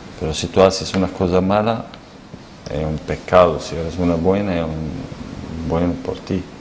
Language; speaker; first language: Spanish; non-native, learner; Arabic